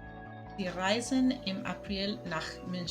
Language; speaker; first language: German; non-native, learner; Spanish